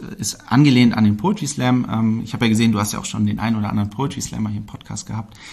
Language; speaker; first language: German; native; German